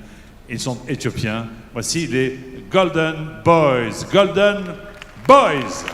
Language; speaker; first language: French; native; French